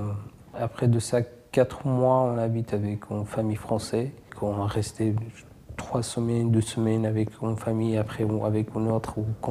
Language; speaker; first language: French; non-native, learner; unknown